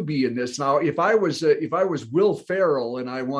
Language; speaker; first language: English; native; English